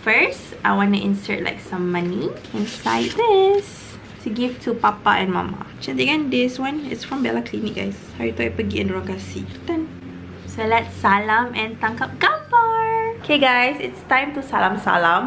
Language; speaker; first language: English; non-native, local second language; Malay